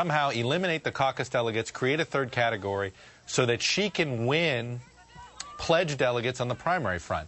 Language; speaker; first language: English; native; English